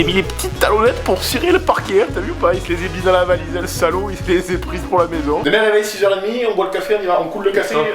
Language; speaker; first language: French; native; French